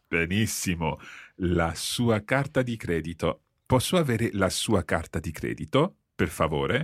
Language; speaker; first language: Italian; non-native, fluent; English